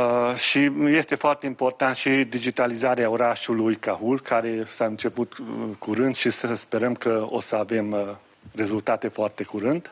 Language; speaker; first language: Romanian; non-native, local second language; Hungarian